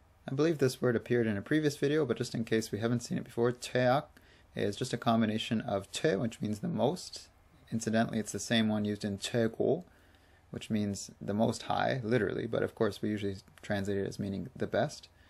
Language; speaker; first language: English; native; English